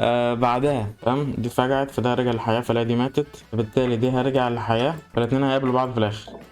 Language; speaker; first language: Arabic; native; Arabic